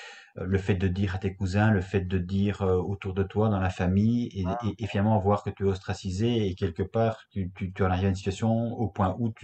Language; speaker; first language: French; native; French